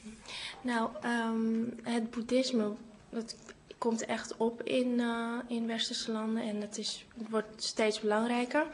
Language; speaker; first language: Dutch; early bilingual, other home language; Cantonese